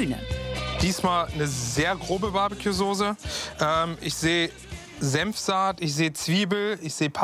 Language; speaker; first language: German; native; German